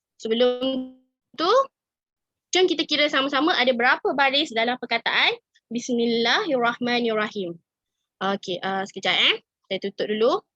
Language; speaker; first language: Malay; native; Malay